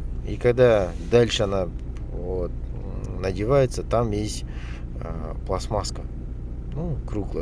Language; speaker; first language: Russian; non-native, local second language; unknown